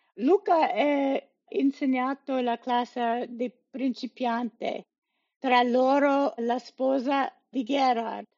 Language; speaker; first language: Italian; non-native, learner; English